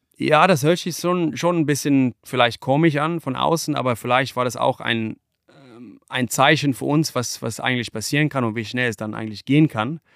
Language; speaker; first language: German; non-native, fluent; English